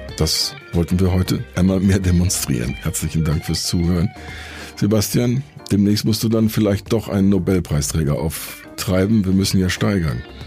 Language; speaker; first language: German; native; German